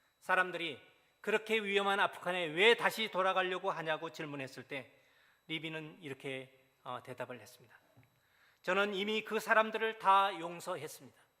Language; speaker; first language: Korean; native; Korean